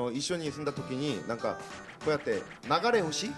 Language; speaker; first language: Japanese; non-native, learner; Korean